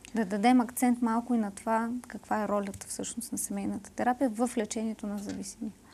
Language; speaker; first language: Bulgarian; native; Bulgarian